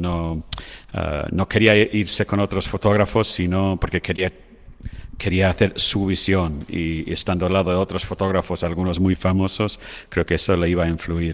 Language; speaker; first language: Spanish; non-native, fluent; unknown